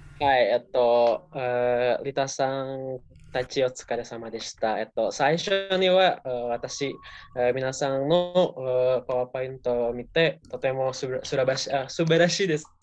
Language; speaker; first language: Japanese; non-native, learner; Indonesian